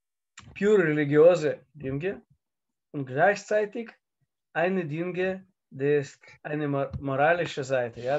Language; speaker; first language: German; non-native, learner; Russian